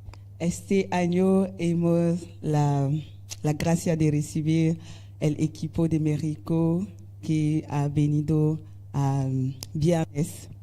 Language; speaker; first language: Spanish; non-native, learner; French